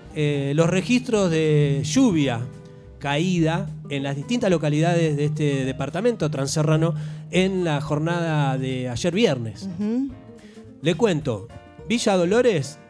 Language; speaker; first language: Spanish; native; Spanish